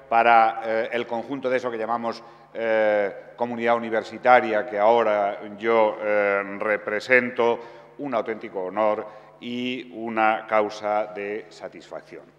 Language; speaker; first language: Spanish; native; Spanish